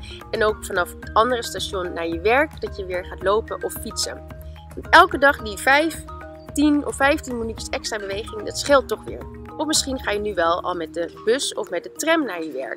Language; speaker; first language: Dutch; native; Dutch